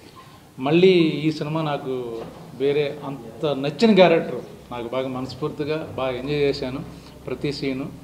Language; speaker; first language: Telugu; native; Telugu